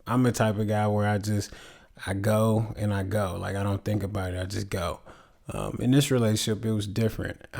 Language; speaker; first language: English; native; English